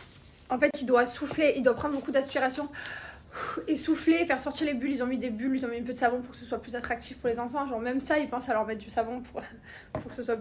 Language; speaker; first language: French; native; French